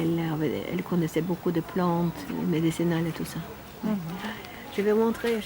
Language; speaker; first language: French; non-native, fluent; Norwegian